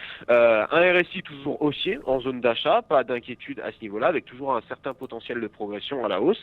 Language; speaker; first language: French; native; French